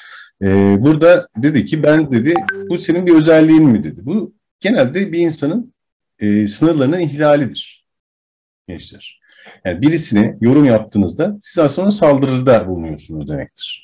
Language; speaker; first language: Turkish; native; Turkish